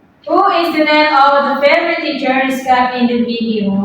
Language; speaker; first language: English; non-native, fluent; Indonesian